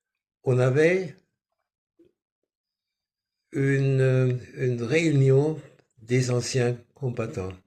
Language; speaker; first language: French; non-native, fluent; German